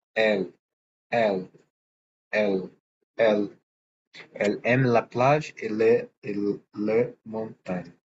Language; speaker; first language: French; non-native, learner; Portuguese